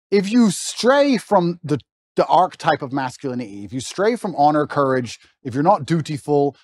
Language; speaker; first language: English; native; English